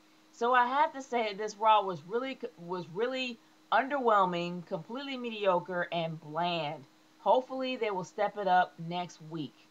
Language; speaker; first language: English; native; English